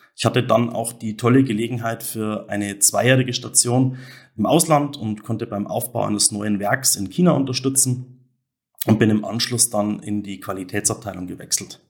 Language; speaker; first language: German; native; German